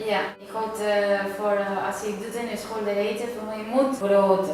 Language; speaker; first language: Dutch; non-native, learner; Spanish